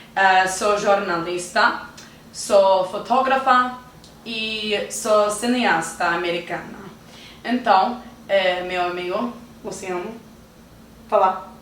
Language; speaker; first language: Portuguese; non-native, learner; English